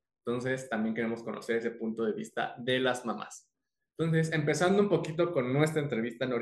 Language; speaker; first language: Spanish; native; Spanish